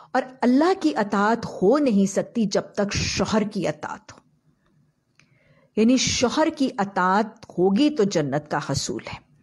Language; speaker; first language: Urdu; native; Urdu